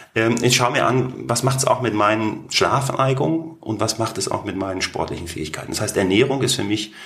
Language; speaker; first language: German; native; German